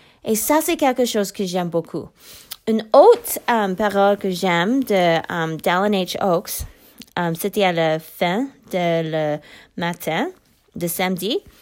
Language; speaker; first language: French; non-native, learner; English